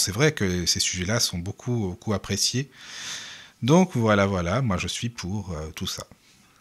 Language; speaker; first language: French; native; French